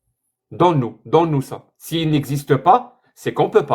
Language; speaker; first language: French; native; French